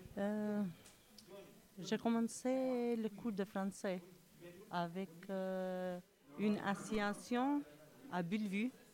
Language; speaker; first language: French; non-native, learner; Albanian